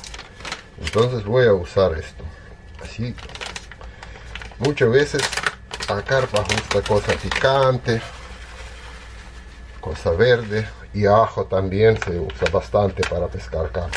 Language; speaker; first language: Spanish; non-native, fluent; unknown